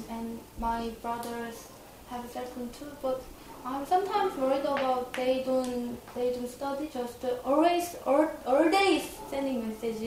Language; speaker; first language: English; non-native, learner; Korean